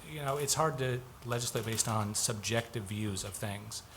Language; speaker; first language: English; native; English